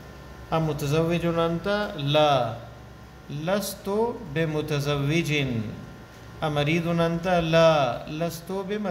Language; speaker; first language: Arabic; non-native, fluent; Urdu